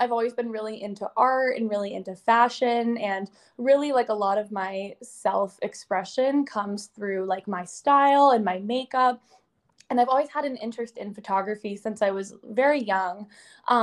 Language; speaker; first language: English; native; English